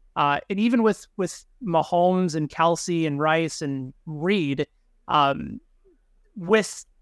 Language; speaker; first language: English; native; English